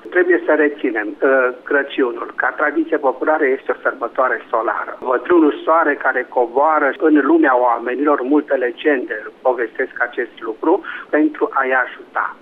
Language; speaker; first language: Romanian; native; Romanian